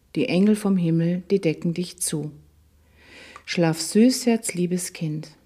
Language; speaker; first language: German; native; German